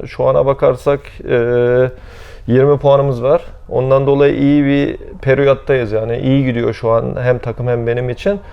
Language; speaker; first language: Turkish; early bilingual, heritage; Turkish